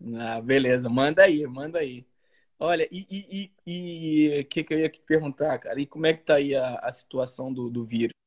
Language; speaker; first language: Portuguese; native; Portuguese